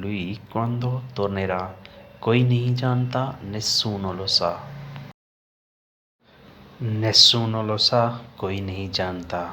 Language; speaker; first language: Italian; non-native, learner; Urdu